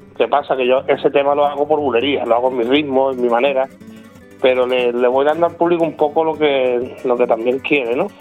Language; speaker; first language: Spanish; native; Spanish